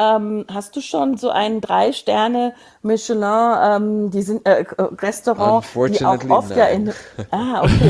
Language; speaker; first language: German; native; German